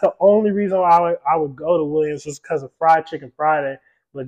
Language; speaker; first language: English; native; English